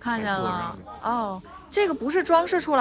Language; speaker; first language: Chinese; native; Chinese